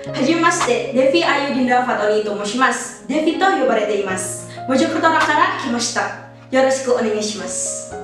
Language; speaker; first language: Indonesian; native; Indonesian